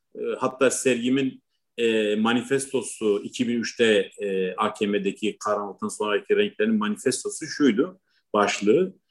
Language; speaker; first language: Turkish; non-native, local second language; Kurdish